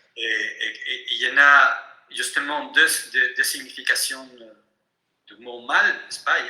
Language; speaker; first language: French; non-native, fluent; Spanish